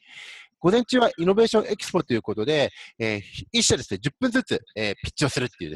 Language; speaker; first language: Japanese; native; Japanese